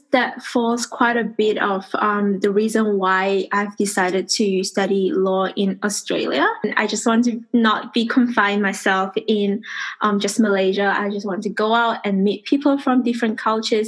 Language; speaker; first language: English; non-native, local second language; Chinese